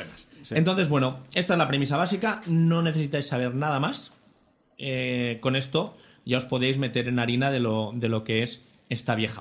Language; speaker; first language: Spanish; native; Spanish